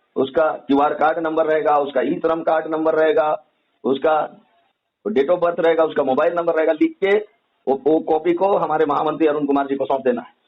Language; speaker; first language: Hindi; native; Hindi